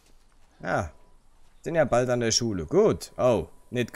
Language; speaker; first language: German; native; German